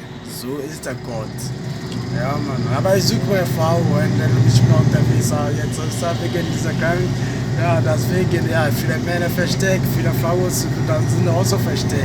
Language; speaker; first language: German; non-native, learner; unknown